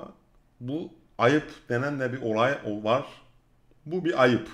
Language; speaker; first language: Turkish; early bilingual, heritage; Turkish